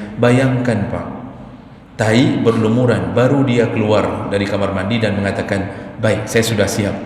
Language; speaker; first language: Malay; non-native, local second language; Achinese